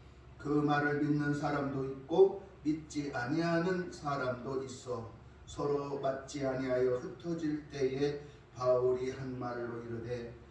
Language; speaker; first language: Korean; native; Korean